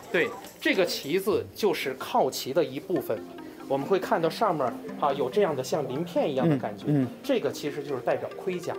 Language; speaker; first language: Chinese; native; Chinese